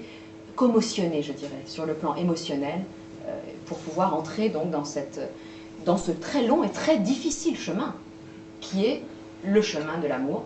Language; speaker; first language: French; native; French